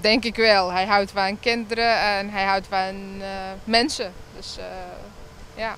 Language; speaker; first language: Dutch; non-native, fluent; Arabic